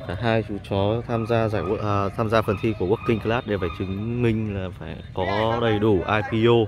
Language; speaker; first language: Vietnamese; native; Vietnamese